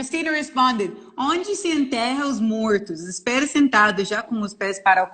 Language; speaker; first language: Portuguese; non-native, learner; English